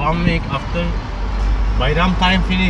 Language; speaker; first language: English; non-native, learner; Turkish